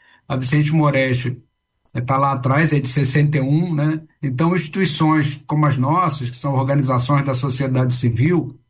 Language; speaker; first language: Portuguese; native; Portuguese